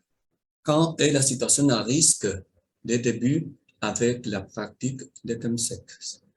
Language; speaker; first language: French; non-native, learner; Spanish